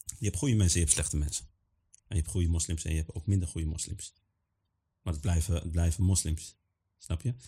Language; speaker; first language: Dutch; early bilingual, other home language; Arabic